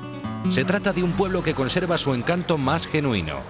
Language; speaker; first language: Spanish; native; Spanish